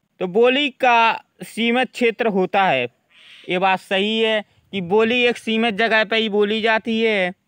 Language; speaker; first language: Hindi; native; Hindi